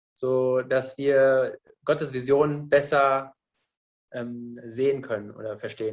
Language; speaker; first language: German; non-native, fluent; Indonesian